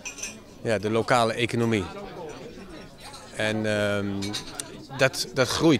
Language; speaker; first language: Dutch; native; Dutch